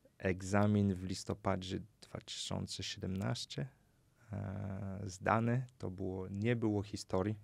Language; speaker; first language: Polish; non-native, fluent; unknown